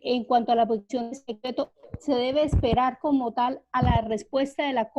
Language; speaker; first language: Spanish; native; Spanish